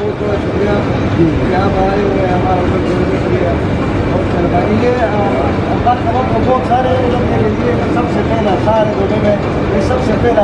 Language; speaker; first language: Hindi; non-native, local second language; Pashto